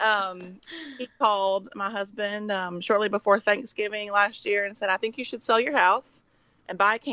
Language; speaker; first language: English; native; English